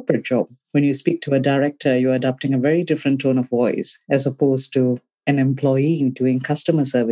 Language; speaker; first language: English; non-native, local second language; Tamil